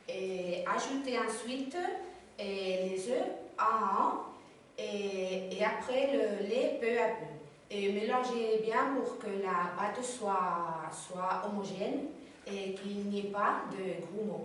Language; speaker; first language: French; non-native, learner; Spanish